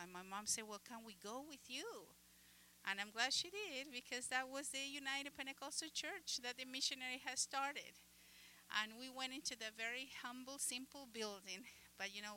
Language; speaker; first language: English; non-native, fluent; Spanish